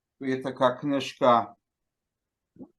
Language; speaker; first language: Ukrainian; early bilingual, heritage; Ukrainian